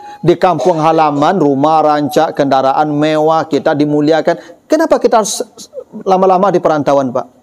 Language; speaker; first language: Malay; non-native, local second language; Minangkabau